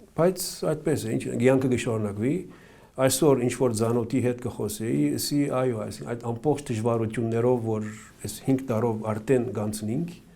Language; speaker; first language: Armenian; early bilingual, heritage; Armenian